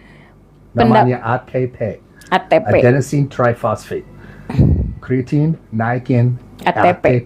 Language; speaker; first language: Indonesian; non-native, learner; English